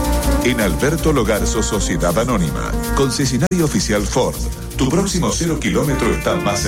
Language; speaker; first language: Spanish; native; Spanish